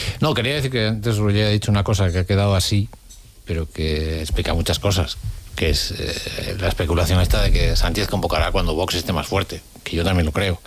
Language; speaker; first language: Spanish; native; Spanish